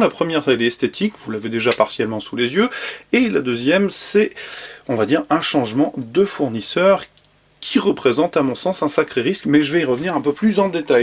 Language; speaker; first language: French; native; French